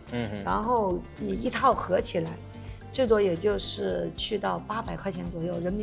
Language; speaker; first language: Chinese; native; Chinese